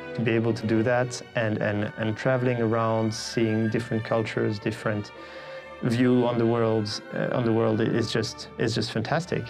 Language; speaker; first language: English; non-native, fluent; French